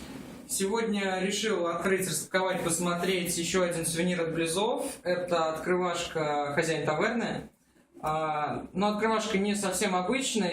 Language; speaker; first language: Russian; native; Russian